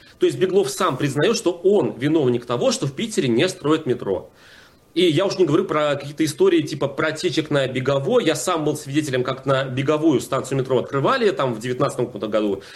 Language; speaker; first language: Russian; native; Russian